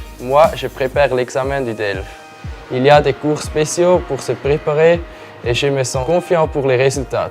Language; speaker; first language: French; non-native, local second language; German